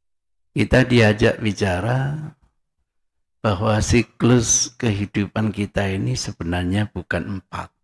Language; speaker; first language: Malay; non-native, local second language; Javanese